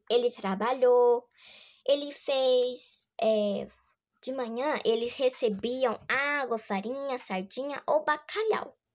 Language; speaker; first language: Portuguese; native; Portuguese